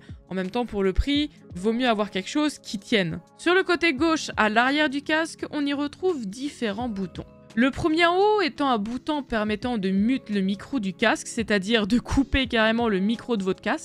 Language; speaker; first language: French; native; French